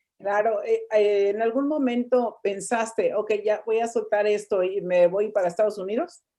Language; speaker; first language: Spanish; native; Spanish